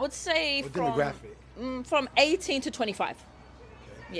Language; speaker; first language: English; native; English